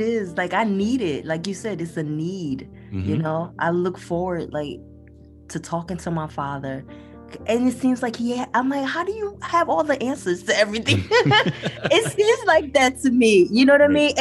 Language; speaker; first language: English; native; English